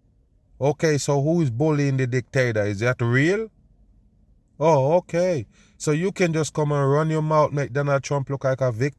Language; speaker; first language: English; native; English